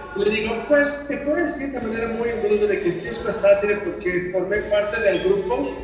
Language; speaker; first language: Spanish; non-native, fluent; English